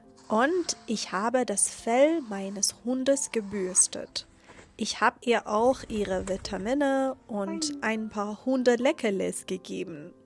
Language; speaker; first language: German; non-native, fluent; Persian